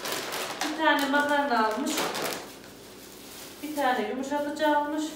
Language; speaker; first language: Turkish; native; Turkish